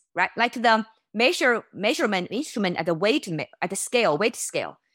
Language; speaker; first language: English; non-native, fluent; Chinese